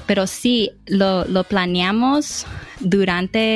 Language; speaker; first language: Spanish; early bilingual, heritage; English